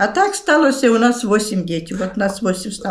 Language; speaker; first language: Polish; early bilingual, heritage; Ukrainian